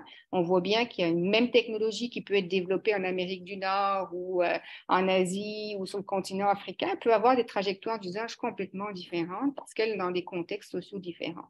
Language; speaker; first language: French; native; French